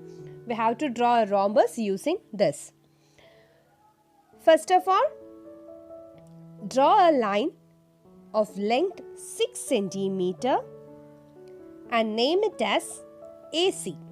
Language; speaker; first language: English; non-native, local second language; Malayalam